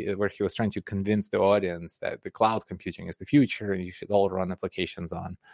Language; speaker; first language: English; non-native, fluent; Russian